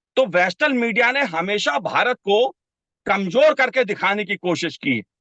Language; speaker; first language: Hindi; native; Hindi